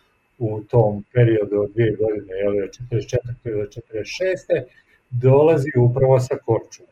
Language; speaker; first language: Serbian; native; Serbian